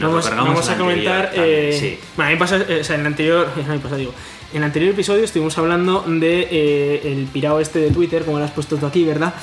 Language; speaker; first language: Spanish; native; Spanish